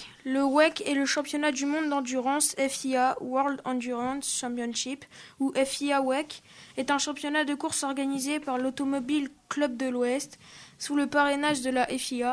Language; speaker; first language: French; native; French